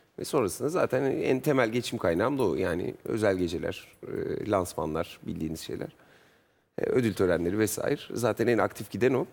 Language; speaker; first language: Turkish; native; Turkish